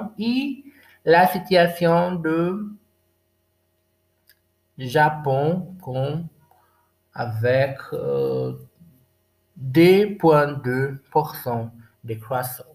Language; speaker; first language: French; non-native, learner; Portuguese